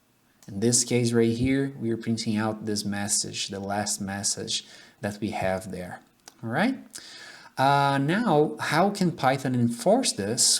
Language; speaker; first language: English; non-native, fluent; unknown